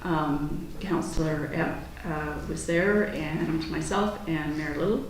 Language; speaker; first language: English; native; English